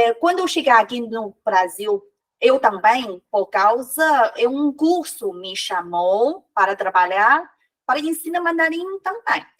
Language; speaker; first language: Portuguese; non-native, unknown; Chinese